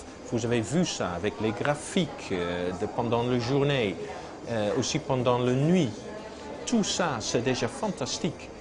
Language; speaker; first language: French; non-native, fluent; Dutch